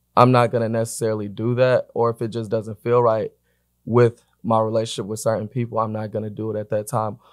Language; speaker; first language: English; native; English